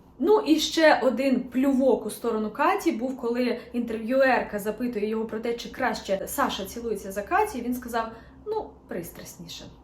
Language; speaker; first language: Ukrainian; non-native, local second language; Russian